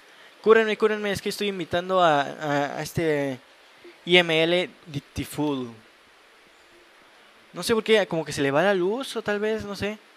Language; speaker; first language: Spanish; native; Spanish